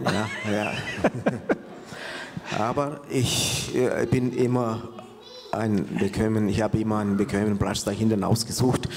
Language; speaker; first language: German; non-native, fluent; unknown